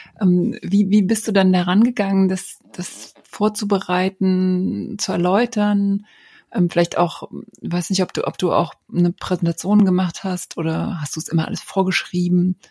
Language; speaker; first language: German; native; German